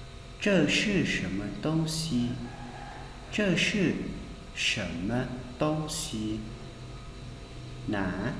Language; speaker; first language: Chinese; non-native, fluent; Hmong